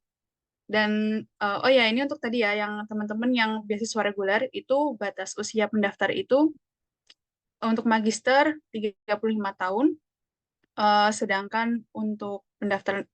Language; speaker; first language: Indonesian; native; Indonesian